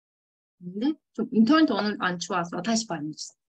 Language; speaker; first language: Korean; non-native, learner; Turkish